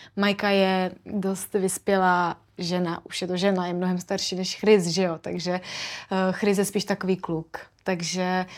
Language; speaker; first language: Czech; native; Czech